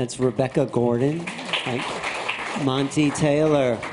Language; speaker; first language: English; native; English